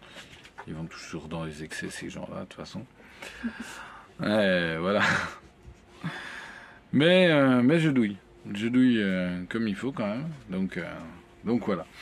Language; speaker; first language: French; native; French